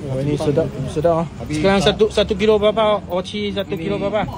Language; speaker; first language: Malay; non-native, local second language; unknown